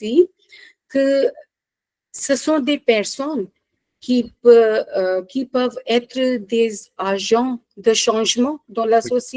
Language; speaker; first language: French; non-native, fluent; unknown